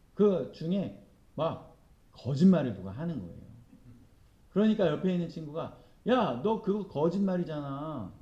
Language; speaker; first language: Korean; native; Korean